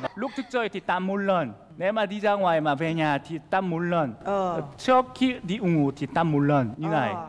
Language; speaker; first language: Vietnamese; non-native, fluent; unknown